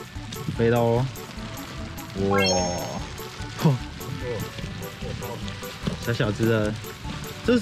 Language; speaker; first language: Chinese; native; Chinese